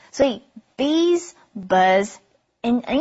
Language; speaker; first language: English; non-native, fluent; Chinese